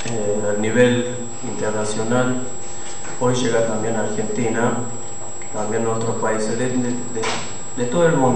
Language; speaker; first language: Spanish; non-native, fluent; Armenian